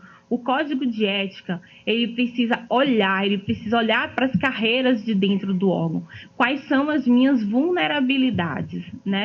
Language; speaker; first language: Portuguese; native; Portuguese